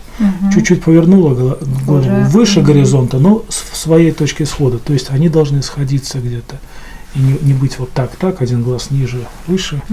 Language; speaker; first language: Russian; native; Russian